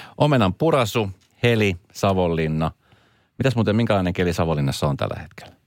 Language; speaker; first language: Finnish; native; Finnish